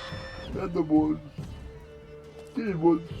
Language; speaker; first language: Russian; native; Russian